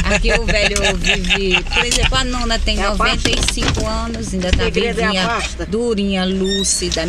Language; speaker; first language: Portuguese; native; Portuguese